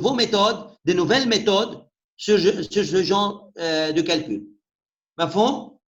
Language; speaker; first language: French; non-native, local second language; Arabic